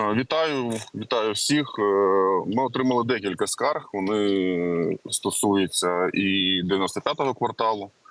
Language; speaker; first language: Ukrainian; native; Ukrainian